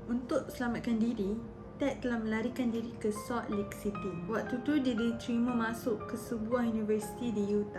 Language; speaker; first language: Malay; native; Malay